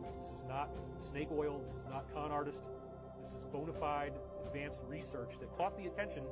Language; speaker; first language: English; native; English